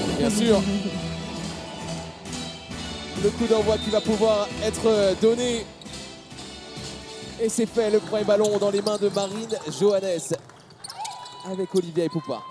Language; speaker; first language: French; native; French